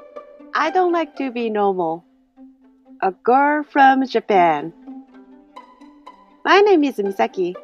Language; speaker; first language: English; non-native, fluent; Japanese